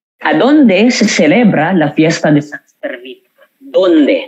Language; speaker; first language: Spanish; non-native, fluent; Filipino